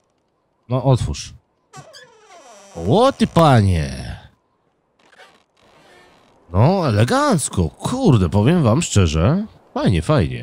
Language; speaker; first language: Polish; native; Polish